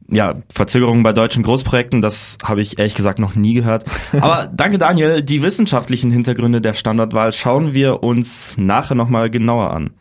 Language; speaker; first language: German; native; German